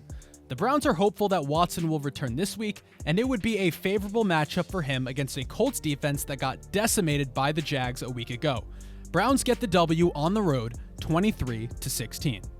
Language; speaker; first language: English; native; English